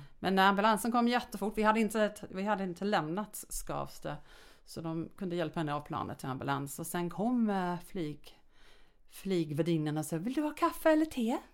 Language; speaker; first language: Swedish; native; Swedish